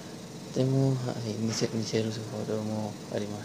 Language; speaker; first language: Japanese; non-native, learner; Persian